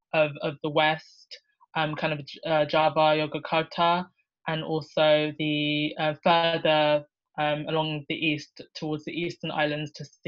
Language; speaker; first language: English; native; English